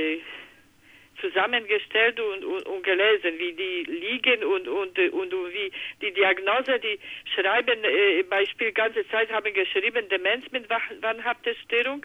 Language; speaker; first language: German; non-native, learner; Polish